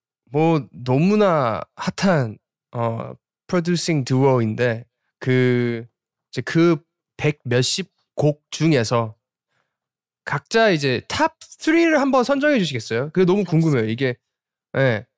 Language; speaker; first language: Korean; early bilingual, heritage; Korean